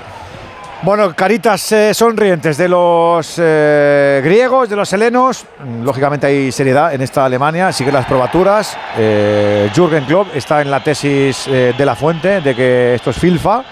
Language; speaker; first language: Spanish; native; Spanish